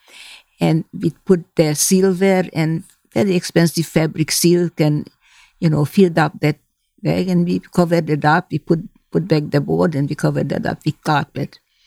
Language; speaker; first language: English; non-native, fluent; Hungarian